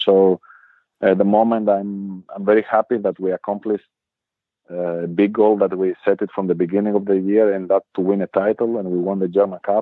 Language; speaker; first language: English; non-native, fluent; Greek